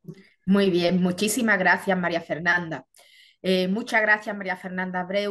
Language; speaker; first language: Spanish; native; Spanish